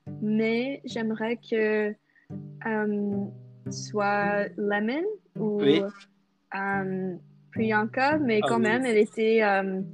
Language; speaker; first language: French; non-native, fluent; English